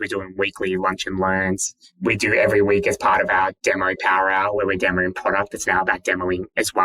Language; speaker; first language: English; native; English